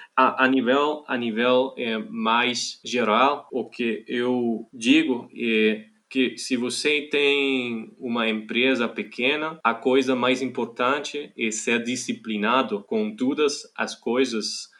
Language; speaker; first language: Portuguese; non-native, fluent; German